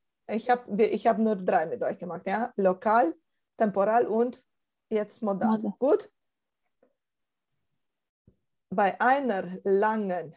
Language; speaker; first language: German; non-native, fluent; Romanian